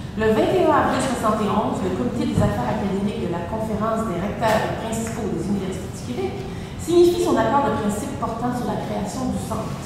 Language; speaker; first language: French; native; French